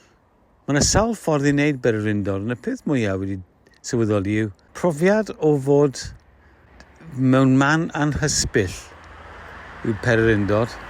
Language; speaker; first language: Welsh; native; Welsh